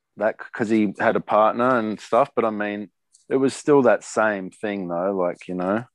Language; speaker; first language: English; native; English